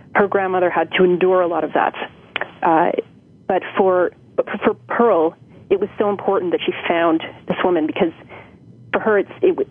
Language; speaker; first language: English; native; English